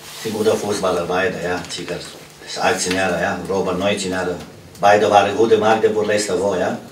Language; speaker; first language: German; non-native, fluent; Romanian